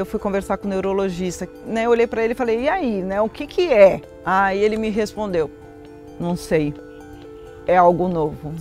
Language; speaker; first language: Portuguese; native; Portuguese